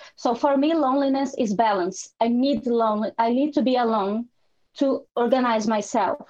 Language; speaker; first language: English; non-native, fluent; Portuguese